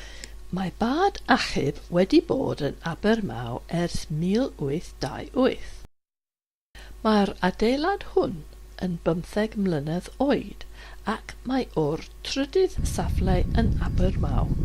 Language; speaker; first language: Welsh; non-native, fluent; English